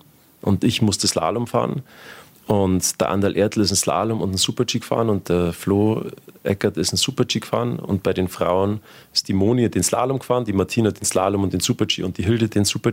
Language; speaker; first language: German; native; German